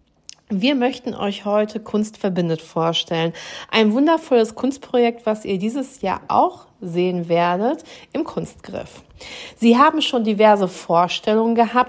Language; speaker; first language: German; native; German